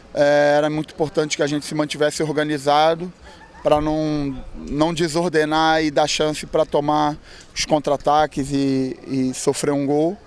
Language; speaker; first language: Portuguese; native; Portuguese